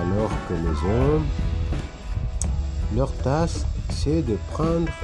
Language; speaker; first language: French; non-native, fluent; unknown